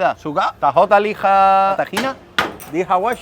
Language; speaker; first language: Arabic; non-native, learner; Spanish